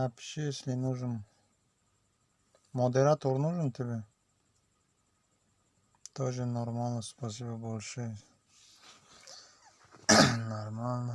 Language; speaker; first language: Russian; non-native, learner; Tajik